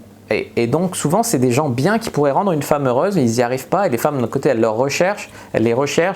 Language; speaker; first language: French; native; French